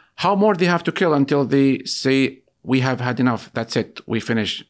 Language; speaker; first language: English; non-native, fluent; Arabic